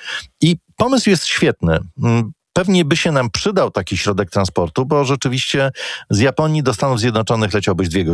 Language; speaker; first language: Polish; native; Polish